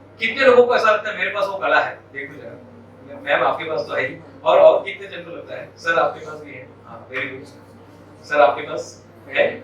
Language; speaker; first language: Hindi; non-native, local second language; Marathi